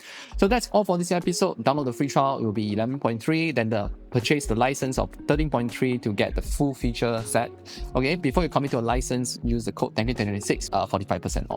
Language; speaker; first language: English; non-native, fluent; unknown